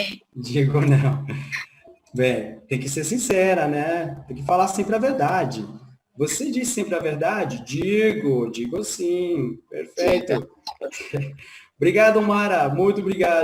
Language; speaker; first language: Portuguese; non-native, fluent; Spanish